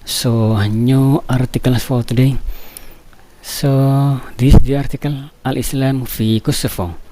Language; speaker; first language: English; non-native, fluent; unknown